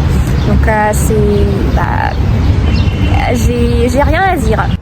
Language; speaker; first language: French; non-native, fluent; Russian